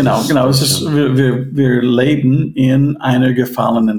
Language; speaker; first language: German; non-native, fluent; English